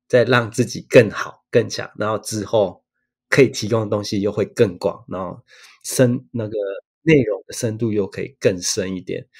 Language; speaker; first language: Chinese; native; Chinese